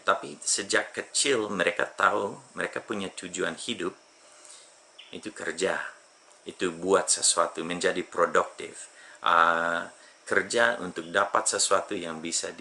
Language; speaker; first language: Indonesian; non-native, fluent; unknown